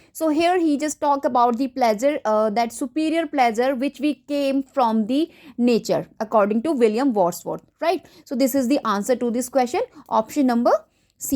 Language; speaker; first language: English; non-native, local second language; Hindi